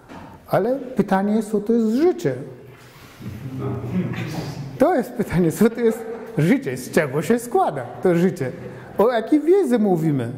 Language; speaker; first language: Polish; non-native, fluent; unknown